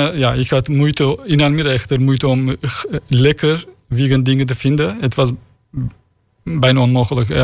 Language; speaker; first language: Dutch; non-native, learner; Turkish